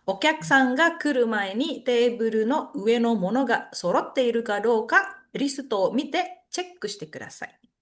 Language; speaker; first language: Japanese; non-native, fluent; Indonesian